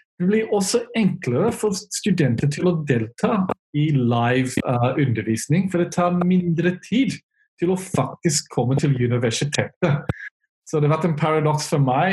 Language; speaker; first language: Norwegian; non-native, fluent; English